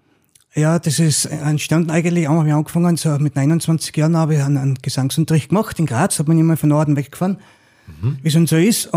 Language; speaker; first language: German; native; German